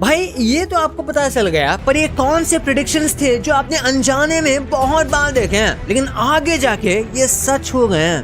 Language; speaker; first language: Hindi; native; Hindi